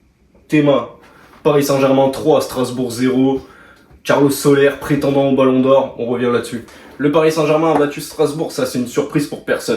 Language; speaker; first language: French; native; French